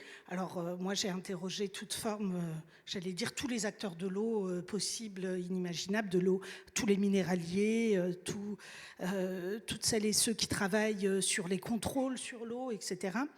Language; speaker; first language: French; native; French